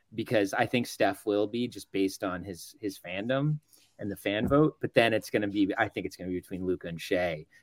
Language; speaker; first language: English; native; English